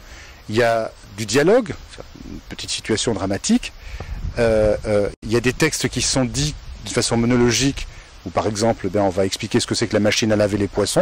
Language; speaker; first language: French; native; French